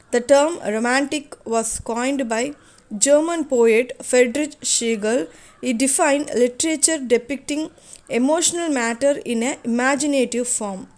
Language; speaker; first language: English; non-native, local second language; Tamil